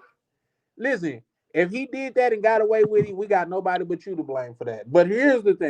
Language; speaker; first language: English; native; English